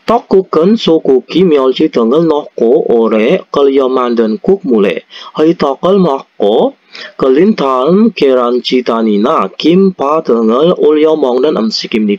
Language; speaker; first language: Korean; non-native, fluent; Indonesian